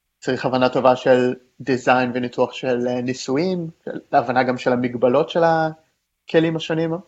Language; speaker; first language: Hebrew; native; Hebrew